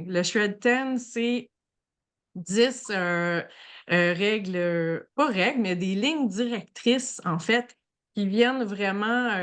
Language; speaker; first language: French; native; French